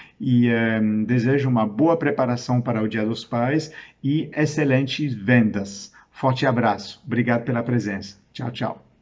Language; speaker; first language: Portuguese; non-native, fluent; French